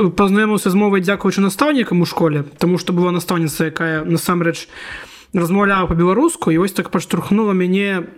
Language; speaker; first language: Belarusian; non-native, local second language; Russian